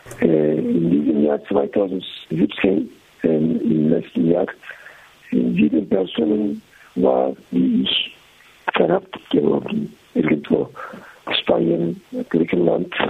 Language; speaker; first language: German; non-native, learner; Turkish